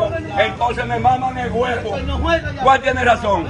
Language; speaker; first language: Spanish; native; Spanish